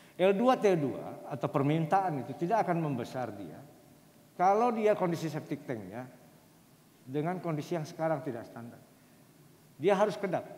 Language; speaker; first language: Indonesian; native; Indonesian